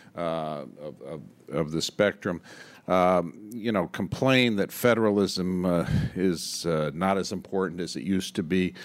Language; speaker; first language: English; native; English